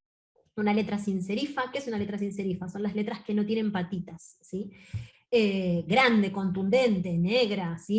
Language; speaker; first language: Spanish; native; Spanish